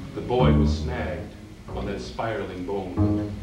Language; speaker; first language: English; native; English